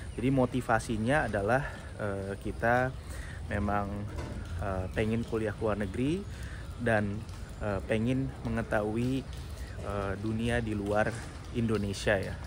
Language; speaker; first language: Indonesian; native; Indonesian